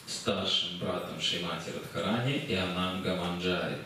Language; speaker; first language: Russian; native; Russian